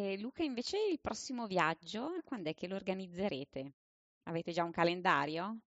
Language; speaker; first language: Italian; native; Italian